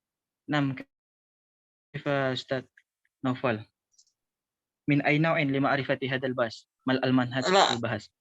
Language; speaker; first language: Arabic; non-native, learner; Indonesian